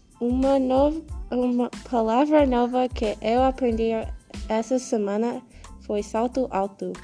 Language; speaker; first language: Portuguese; non-native, learner; English